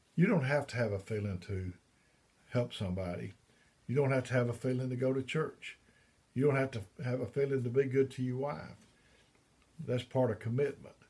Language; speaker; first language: English; native; English